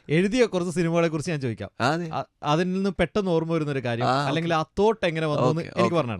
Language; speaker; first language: Malayalam; native; Malayalam